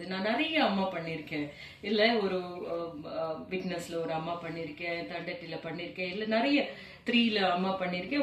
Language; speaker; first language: Tamil; native; Tamil